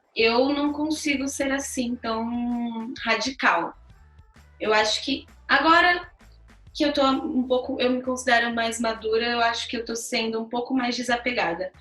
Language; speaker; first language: Portuguese; native; Portuguese